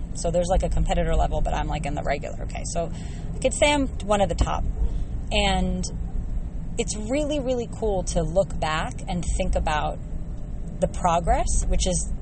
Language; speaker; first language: English; native; English